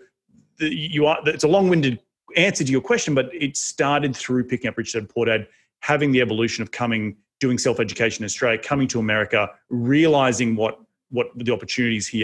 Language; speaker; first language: English; native; English